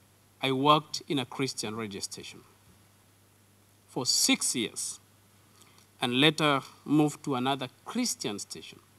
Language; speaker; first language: English; non-native, local second language; Kalenjin